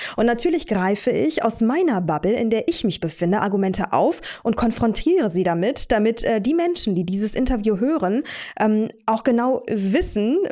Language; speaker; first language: German; native; German